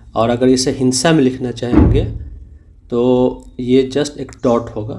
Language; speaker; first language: Hindi; native; Hindi